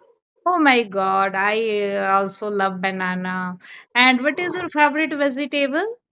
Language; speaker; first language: English; non-native, learner; Hindi